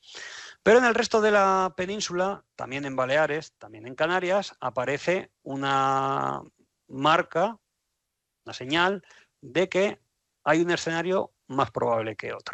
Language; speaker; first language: Spanish; native; Spanish